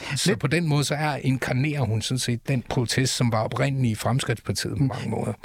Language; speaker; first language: Danish; native; Danish